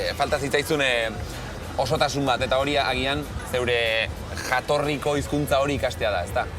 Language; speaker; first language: Basque; native; Basque